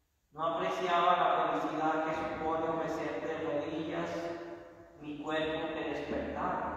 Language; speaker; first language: Spanish; native; Spanish